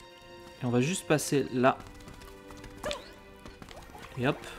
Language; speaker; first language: French; native; French